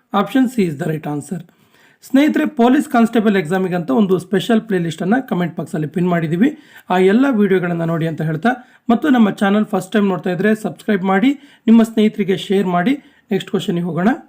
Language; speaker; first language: Kannada; native; Kannada